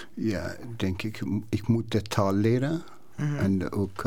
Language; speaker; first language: Dutch; non-native, learner; Persian